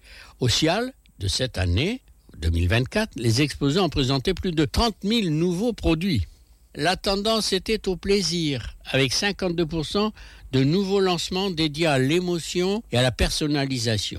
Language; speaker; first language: French; native; French